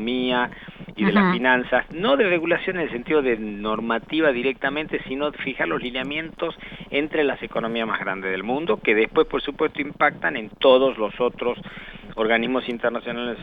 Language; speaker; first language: Spanish; native; Spanish